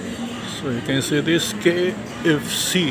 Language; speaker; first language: English; non-native, local second language; Filipino